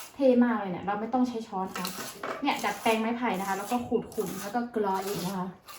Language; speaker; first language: Thai; non-native, local second language; Karen languages